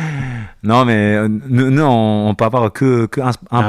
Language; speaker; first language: French; non-native, learner; Japanese